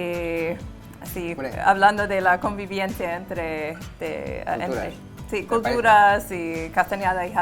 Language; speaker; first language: Spanish; non-native, fluent; English